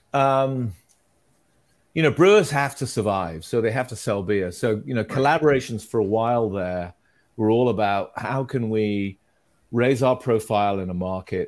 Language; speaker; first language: English; native; English